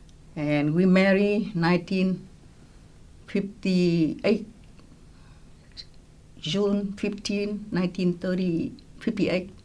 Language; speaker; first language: English; non-native, local second language; Vietnamese